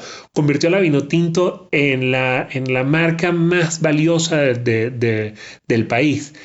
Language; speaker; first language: Spanish; native; Spanish